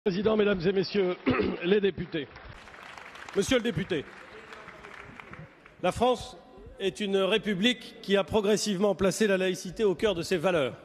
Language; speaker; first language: French; native; French